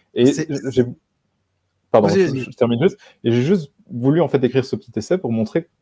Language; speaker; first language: French; native; French